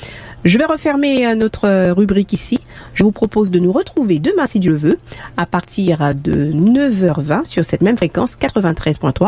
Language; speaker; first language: French; native; French